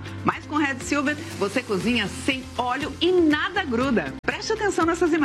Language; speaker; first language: Portuguese; native; Portuguese